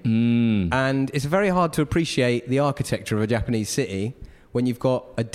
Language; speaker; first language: English; native; English